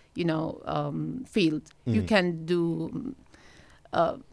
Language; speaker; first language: English; non-native, fluent; Arabic